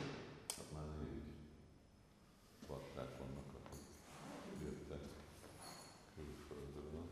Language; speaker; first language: Hungarian; non-native, fluent; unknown